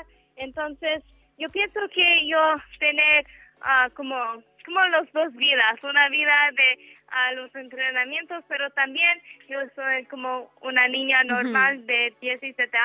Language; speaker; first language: Spanish; non-native, learner; English